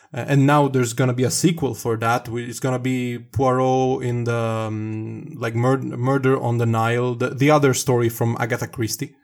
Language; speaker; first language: English; non-native, fluent; Italian